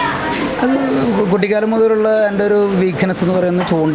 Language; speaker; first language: Malayalam; native; Malayalam